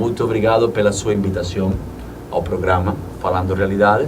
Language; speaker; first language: Portuguese; non-native, fluent; Spanish